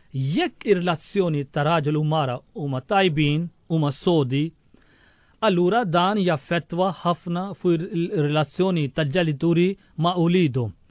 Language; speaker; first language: Maltese; non-native, fluent; Urdu